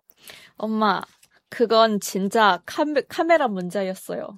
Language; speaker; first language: Korean; non-native, fluent; Chinese